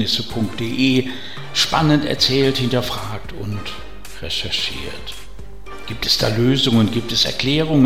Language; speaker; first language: German; native; German